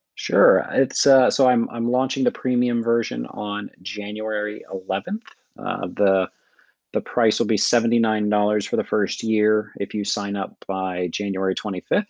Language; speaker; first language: English; native; English